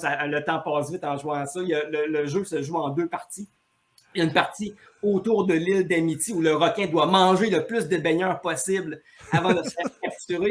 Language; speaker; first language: French; native; French